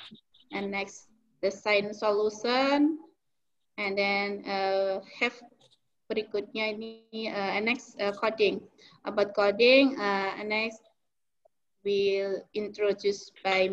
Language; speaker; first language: English; non-native, learner; Indonesian